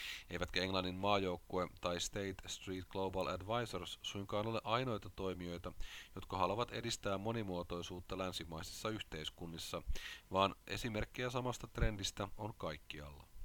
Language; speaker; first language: Finnish; native; Finnish